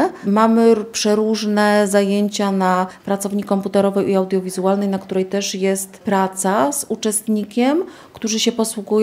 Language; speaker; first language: Polish; native; Polish